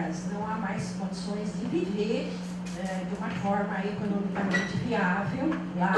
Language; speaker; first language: Portuguese; native; Portuguese